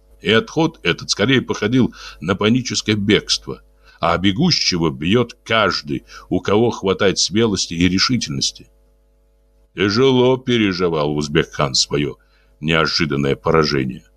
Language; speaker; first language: Russian; native; Russian